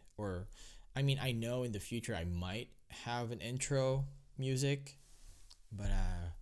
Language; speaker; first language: English; non-native, local second language; Filipino